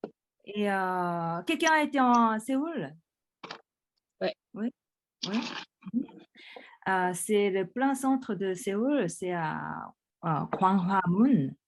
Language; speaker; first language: French; early bilingual, other home language; Korean